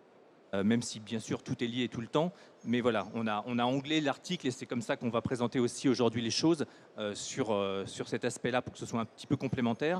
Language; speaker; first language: French; native; French